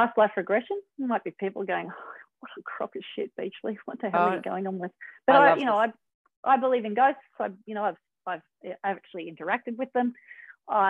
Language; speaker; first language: English; native; English